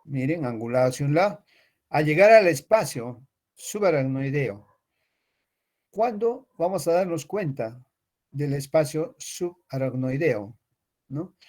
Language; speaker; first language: Spanish; native; Spanish